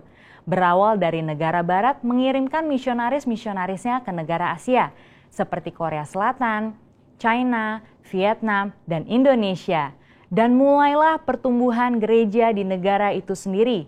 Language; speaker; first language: Indonesian; native; Indonesian